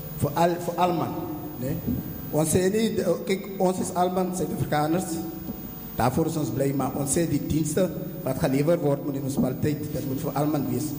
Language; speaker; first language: Afrikaans; non-native, local second language; Xhosa